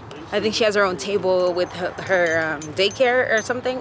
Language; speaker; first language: English; early bilingual, other home language; French